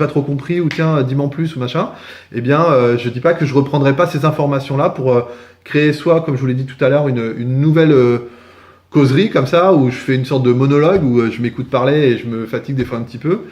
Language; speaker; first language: French; native; French